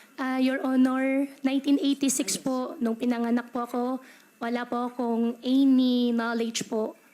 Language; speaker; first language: Filipino; native; Filipino